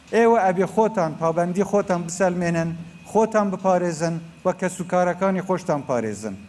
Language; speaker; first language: Central Kurdish; non-native, local second language; Kurdish